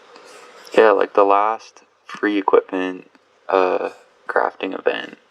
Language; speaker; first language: English; native; English